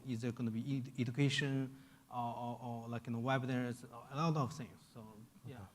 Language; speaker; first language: English; non-native, fluent; Chinese